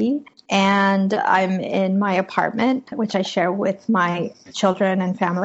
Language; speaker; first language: English; early bilingual, other home language; Persian